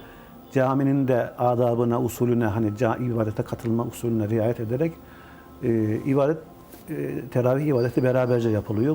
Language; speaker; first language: Turkish; native; Turkish